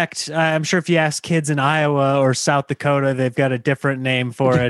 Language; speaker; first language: English; native; English